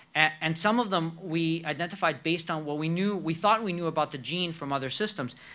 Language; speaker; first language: English; non-native, fluent; Spanish